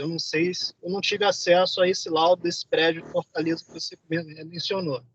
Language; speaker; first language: Portuguese; native; Portuguese